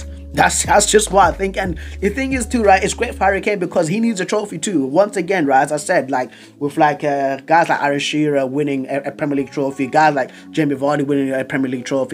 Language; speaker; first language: English; native; English